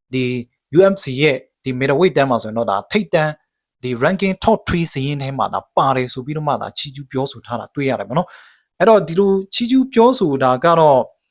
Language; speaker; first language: Burmese; native; Burmese